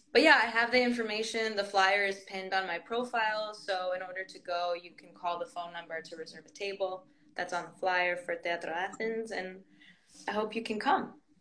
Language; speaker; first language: English; early bilingual, other home language; Greek